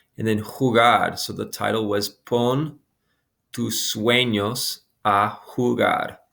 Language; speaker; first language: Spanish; non-native, fluent; English